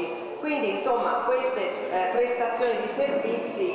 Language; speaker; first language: Italian; native; Italian